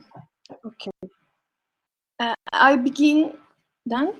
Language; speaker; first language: English; non-native, learner; Turkish